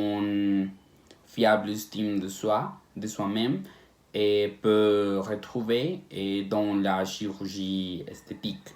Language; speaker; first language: French; non-native, learner; Spanish